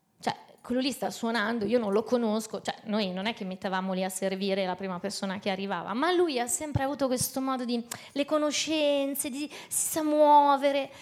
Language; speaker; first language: Italian; native; Italian